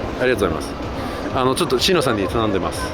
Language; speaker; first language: Japanese; non-native, fluent; English